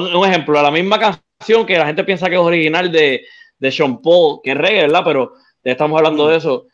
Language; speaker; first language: Spanish; native; Spanish